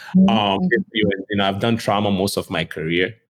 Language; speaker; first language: English; non-native, local second language; Akan